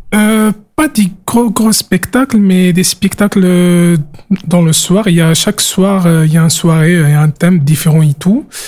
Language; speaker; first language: French; non-native, local second language; Arabic